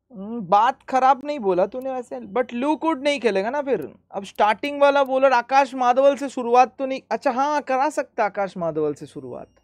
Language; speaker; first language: Hindi; non-native, local second language; Bangla